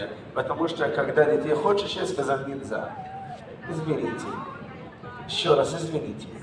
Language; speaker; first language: Russian; non-native, learner; Arabic